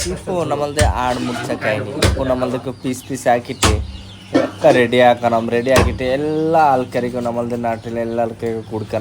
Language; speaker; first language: Malayalam; non-native, learner; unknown